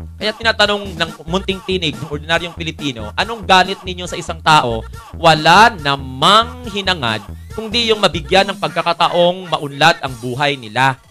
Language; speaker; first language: Filipino; non-native, local second language; Cebuano